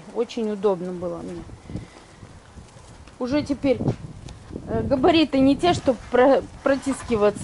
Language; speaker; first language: Russian; native; Russian